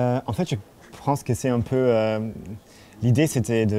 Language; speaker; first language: French; non-native, fluent; German